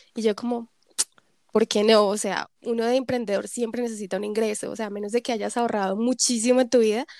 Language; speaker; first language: Spanish; native; Spanish